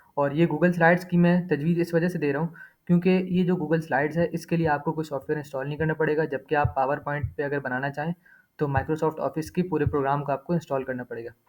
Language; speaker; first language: Urdu; native; Urdu